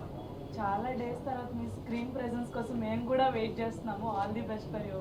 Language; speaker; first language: Telugu; native; Telugu